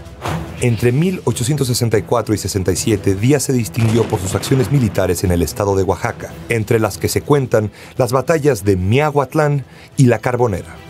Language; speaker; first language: Spanish; native; Spanish